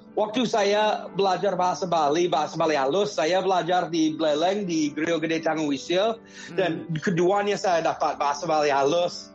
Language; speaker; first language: Indonesian; non-native, fluent; English